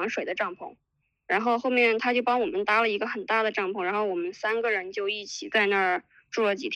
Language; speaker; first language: Chinese; native; Chinese